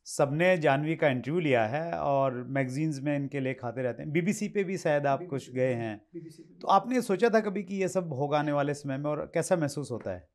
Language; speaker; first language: Hindi; native; Hindi